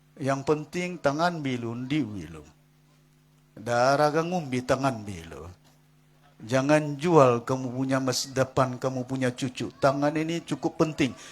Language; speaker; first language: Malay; non-native, local second language; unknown